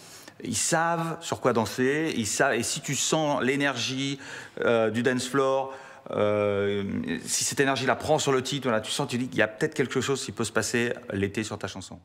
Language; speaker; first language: French; native; French